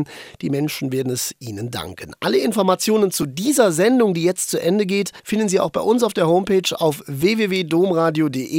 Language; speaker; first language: German; native; German